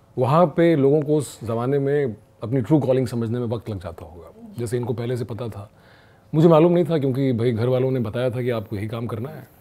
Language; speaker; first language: Hindi; native; Hindi